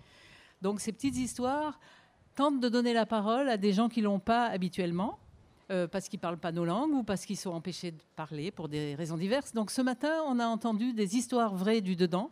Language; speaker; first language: French; native; French